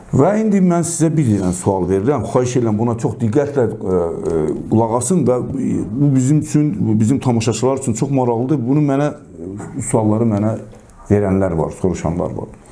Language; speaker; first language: Azerbaijani; non-native, local second language; Talysh